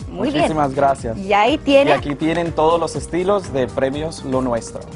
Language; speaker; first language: Spanish; early bilingual, heritage; Spanish